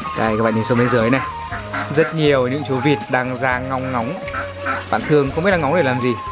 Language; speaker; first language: Vietnamese; non-native, local second language; Hmong